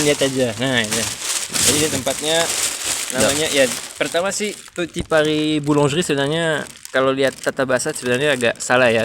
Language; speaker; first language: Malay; non-native, fluent; French